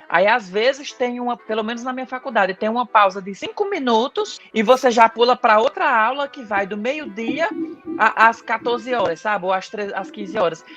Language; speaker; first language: Portuguese; native; Portuguese